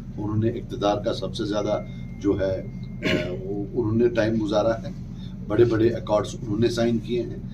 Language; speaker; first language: Urdu; non-native, local second language; Kashmiri